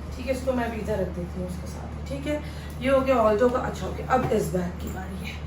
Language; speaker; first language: Urdu; native; Urdu